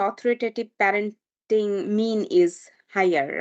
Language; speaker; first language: English; non-native, fluent; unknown